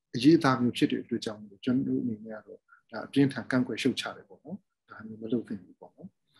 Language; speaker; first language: Burmese; non-native, local second language; Hakha Chin